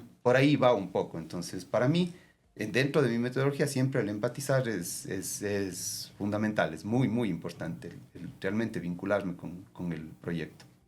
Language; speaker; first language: Spanish; native; Spanish